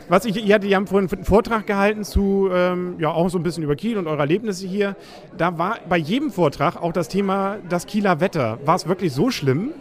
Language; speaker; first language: German; native; German